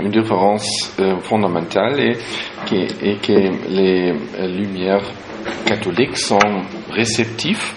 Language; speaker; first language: French; non-native, fluent; German